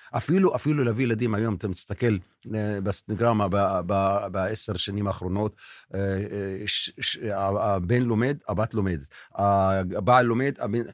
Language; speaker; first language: Hebrew; non-native, local second language; Arabic